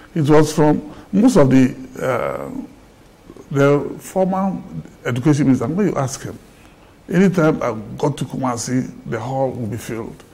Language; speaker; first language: English; non-native, local second language; Ga